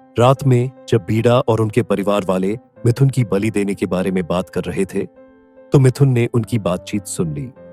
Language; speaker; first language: Hindi; non-native, local second language; Nyishi